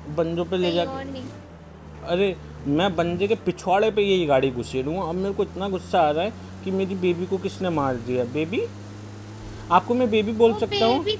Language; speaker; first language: Hindi; native; Hindi